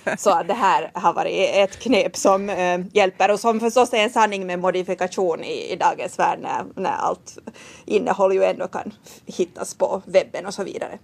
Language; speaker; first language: Swedish; native; Swedish